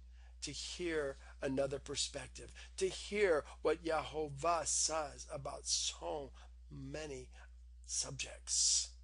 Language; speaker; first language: English; native; English